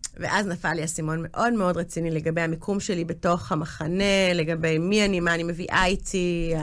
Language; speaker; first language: Hebrew; early bilingual, other home language; English